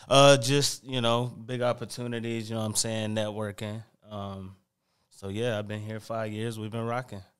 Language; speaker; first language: English; native; English